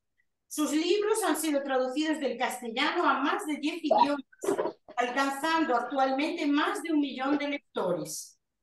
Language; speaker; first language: Spanish; native; Spanish